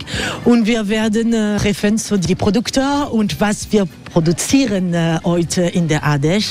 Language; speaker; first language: German; non-native, fluent; French